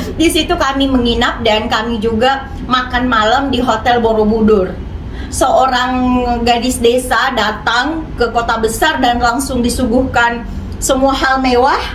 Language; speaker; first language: Indonesian; non-native, local second language; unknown